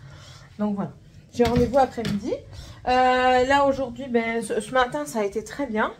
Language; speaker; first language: French; native; French